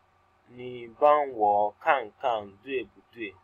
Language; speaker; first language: Chinese; non-native, learner; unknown